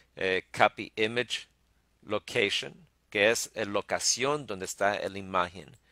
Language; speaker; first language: Spanish; early bilingual, heritage; Spanish